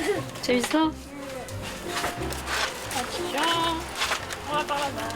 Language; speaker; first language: Korean; non-native, fluent; French